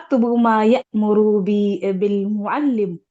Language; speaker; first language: Arabic; non-native, learner; Urdu